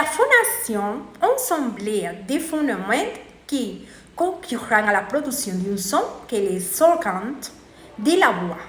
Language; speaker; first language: French; non-native, learner; Spanish